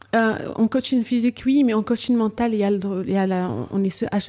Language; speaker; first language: French; non-native, local second language; Arabic